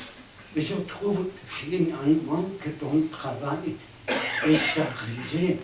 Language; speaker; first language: French; non-native, fluent; Spanish